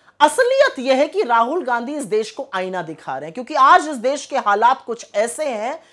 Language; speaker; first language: Hindi; native; Hindi